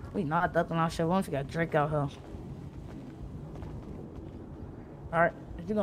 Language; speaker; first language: English; native; English